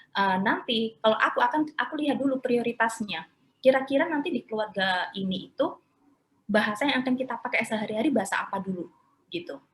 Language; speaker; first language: Indonesian; non-native, local second language; Javanese